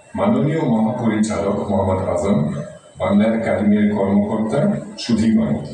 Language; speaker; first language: Bangla; non-native, fluent; German